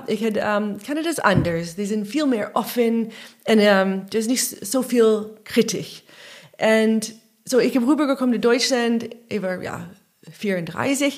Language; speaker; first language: German; non-native, learner; English